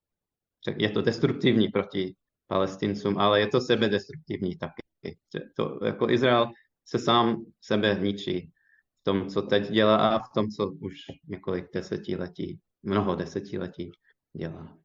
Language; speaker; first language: Czech; non-native, fluent; English